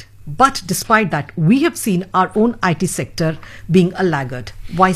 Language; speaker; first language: English; non-native, local second language; Hindi